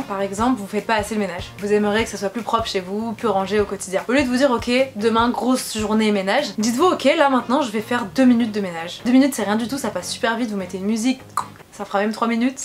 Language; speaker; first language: French; native; French